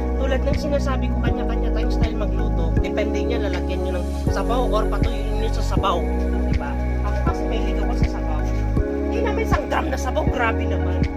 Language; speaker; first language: Filipino; non-native, local second language; Kinaray-a